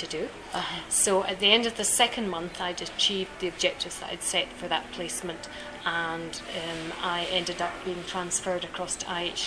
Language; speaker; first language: English; native; English